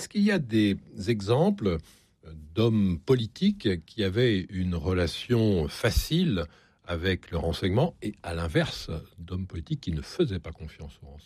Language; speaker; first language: French; native; French